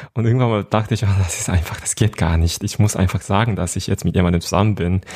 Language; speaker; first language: German; non-native, fluent; Korean